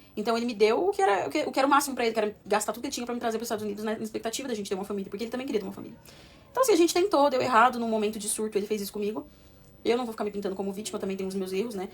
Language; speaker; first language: Portuguese; native; Portuguese